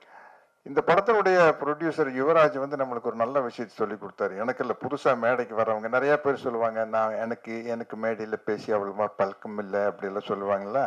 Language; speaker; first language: Tamil; native; Tamil